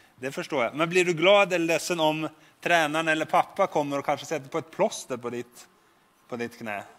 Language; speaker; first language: Swedish; native; Swedish